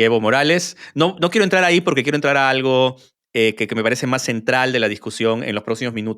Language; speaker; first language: Spanish; native; Spanish